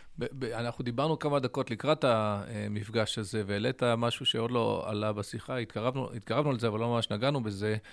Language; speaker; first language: Hebrew; early bilingual, other home language; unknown